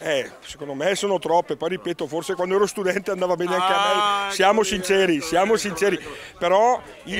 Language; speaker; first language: Italian; native; Italian